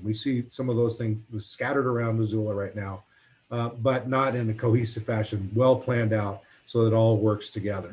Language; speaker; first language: English; native; English